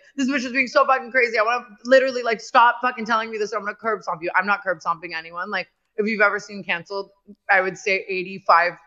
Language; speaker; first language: English; native; English